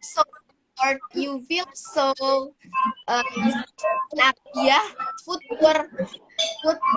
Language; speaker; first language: English; non-native, learner; Indonesian